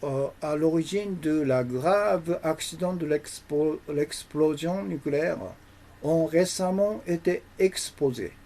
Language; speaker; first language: French; non-native, learner; Japanese